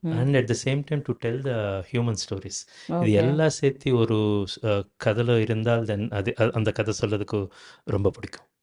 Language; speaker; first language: Tamil; non-native, learner; Telugu